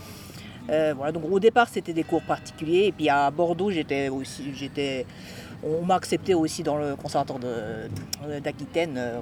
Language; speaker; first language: French; non-native, fluent; Japanese